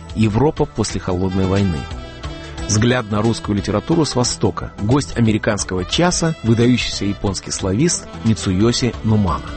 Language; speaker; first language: Russian; native; Russian